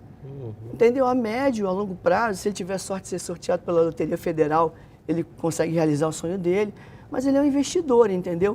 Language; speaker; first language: Portuguese; native; Portuguese